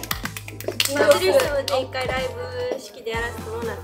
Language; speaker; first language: Japanese; native; Japanese